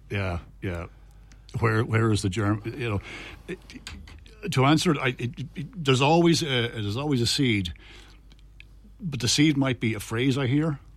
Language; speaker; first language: English; native; English